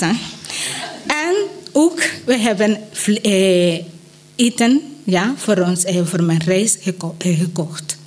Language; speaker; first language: Dutch; non-native, learner; Spanish